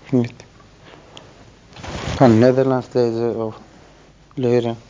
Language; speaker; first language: Dutch; non-native, learner; Turkish